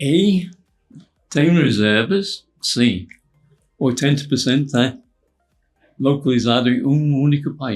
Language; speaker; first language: Portuguese; non-native, fluent; English